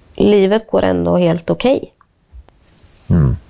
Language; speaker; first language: Swedish; native; Swedish